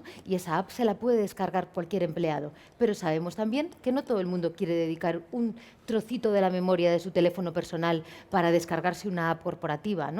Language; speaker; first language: Spanish; native; Spanish